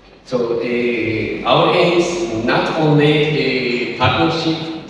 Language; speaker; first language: English; non-native, learner; Turkish